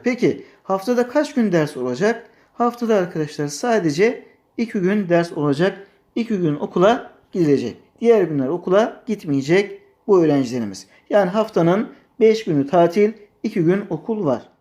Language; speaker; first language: Turkish; native; Turkish